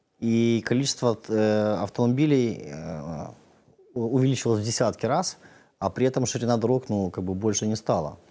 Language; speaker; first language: Russian; native; Russian